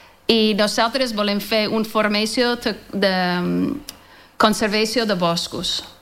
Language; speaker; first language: Catalan; non-native, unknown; English